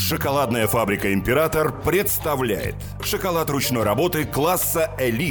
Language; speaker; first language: Russian; native; Russian